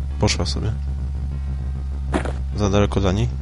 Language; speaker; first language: Polish; native; Polish